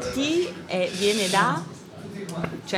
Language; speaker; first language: Italian; native; Italian